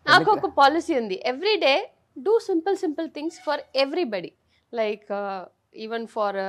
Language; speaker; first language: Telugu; non-native, fluent; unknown